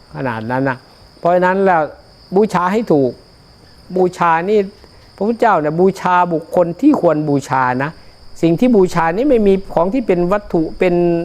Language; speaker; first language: Thai; native; Thai